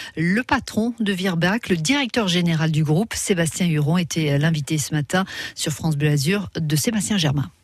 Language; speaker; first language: French; native; French